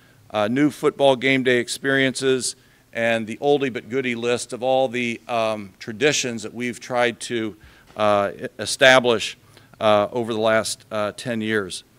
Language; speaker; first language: English; native; English